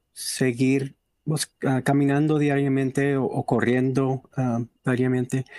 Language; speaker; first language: Spanish; early bilingual, heritage; Spanish